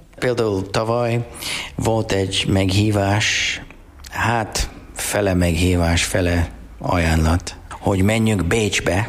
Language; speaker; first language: Hungarian; non-native, learner; English